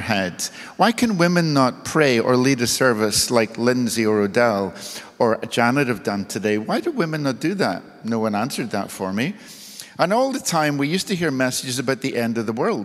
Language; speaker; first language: English; native; English